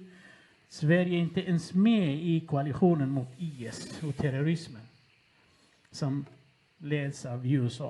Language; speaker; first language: Swedish; non-native, fluent; Kurdish